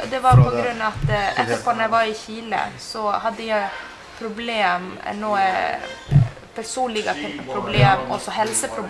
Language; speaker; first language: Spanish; early bilingual, heritage; Swedish